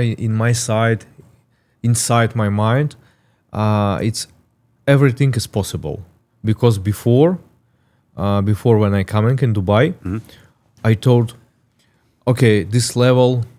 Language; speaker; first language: English; non-native, learner; Russian